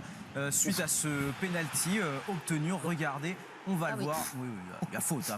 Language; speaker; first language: French; native; French